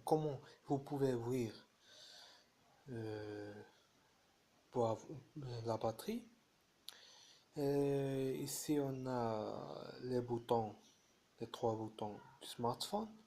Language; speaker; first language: French; non-native, fluent; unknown